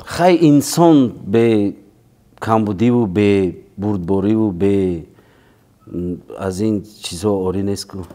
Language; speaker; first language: Tajik; native; Tajik